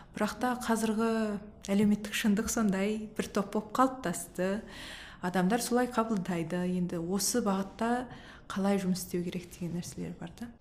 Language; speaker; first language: Kazakh; early bilingual, heritage; Kazakh